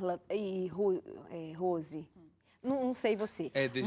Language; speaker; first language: Portuguese; native; Portuguese